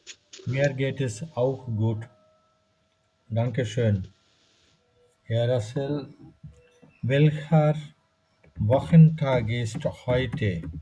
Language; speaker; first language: German; non-native, fluent; Bangla